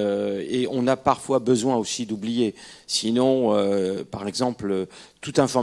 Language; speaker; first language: French; native; French